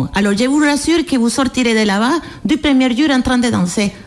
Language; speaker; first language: French; non-native, fluent; Spanish